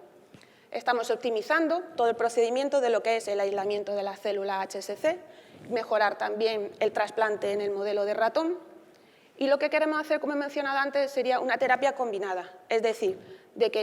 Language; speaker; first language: Spanish; native; Spanish